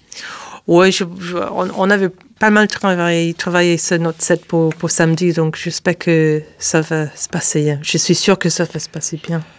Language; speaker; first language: French; non-native, fluent; English